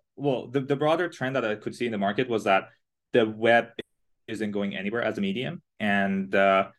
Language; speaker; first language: English; non-native, fluent; Persian